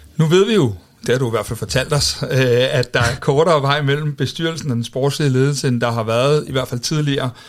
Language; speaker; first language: Danish; native; Danish